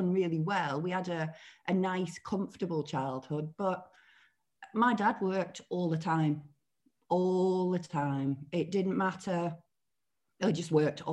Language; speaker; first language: English; native; English